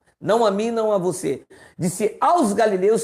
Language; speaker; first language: Portuguese; native; Portuguese